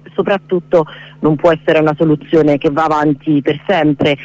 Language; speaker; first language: Italian; native; Italian